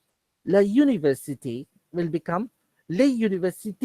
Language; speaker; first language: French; non-native, fluent; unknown